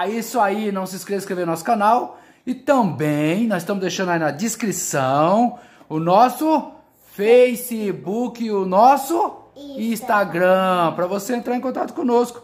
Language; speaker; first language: Portuguese; native; Portuguese